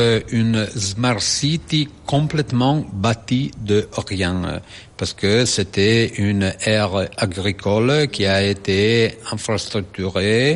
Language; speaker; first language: French; non-native, fluent; Italian